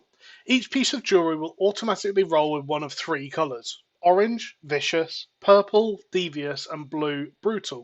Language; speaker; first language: English; native; English